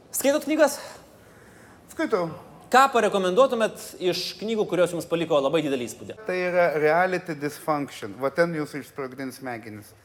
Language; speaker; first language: Lithuanian; early bilingual, other home language; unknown